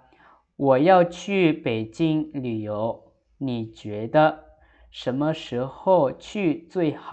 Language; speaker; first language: Chinese; non-native, fluent; Lao